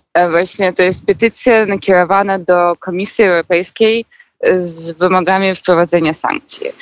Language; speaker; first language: Polish; non-native, fluent; Russian